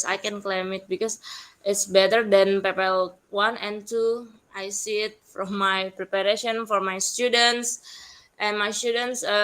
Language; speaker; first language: English; non-native, learner; Indonesian